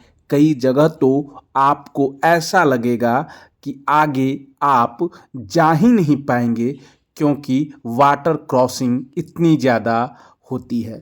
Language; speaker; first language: Hindi; native; Hindi